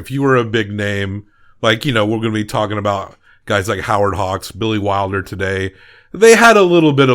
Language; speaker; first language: English; native; English